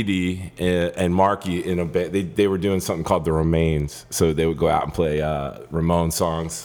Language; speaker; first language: English; native; English